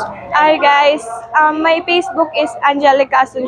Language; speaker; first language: English; non-native, local second language; Filipino